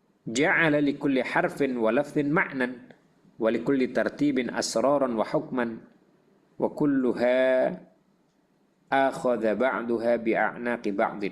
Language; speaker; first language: Arabic; non-native, fluent; Indonesian